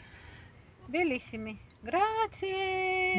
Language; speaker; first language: Italian; non-native, learner; Russian